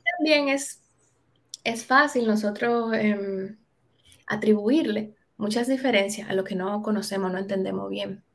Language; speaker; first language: Spanish; native; Spanish